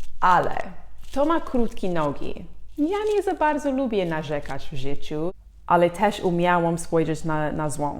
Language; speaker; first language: Polish; non-native, fluent; English